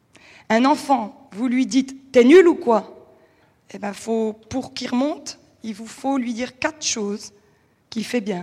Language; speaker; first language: French; native; French